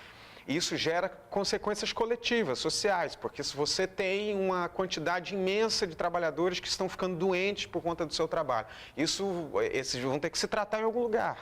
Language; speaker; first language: Portuguese; native; Portuguese